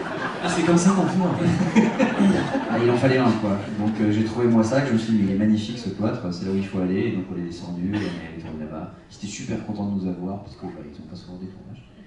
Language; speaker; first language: French; native; French